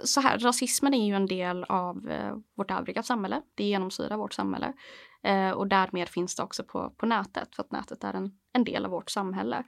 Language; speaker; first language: Swedish; native; Swedish